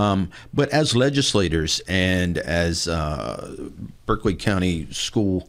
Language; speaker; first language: English; native; English